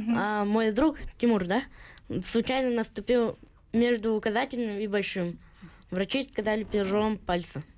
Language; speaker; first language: Russian; native; Russian